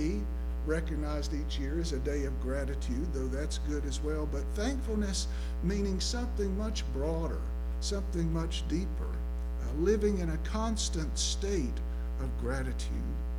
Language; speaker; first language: English; native; English